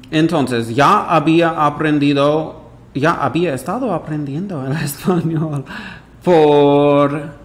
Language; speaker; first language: Spanish; non-native, fluent; English